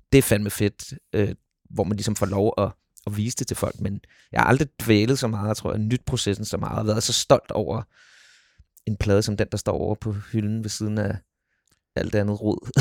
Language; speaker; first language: Danish; native; Danish